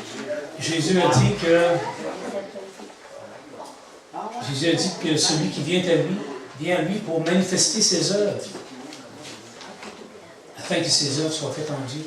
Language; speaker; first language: French; native; French